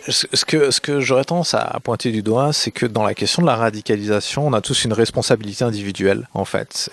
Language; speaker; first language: French; native; French